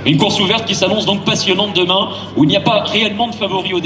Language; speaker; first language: French; native; French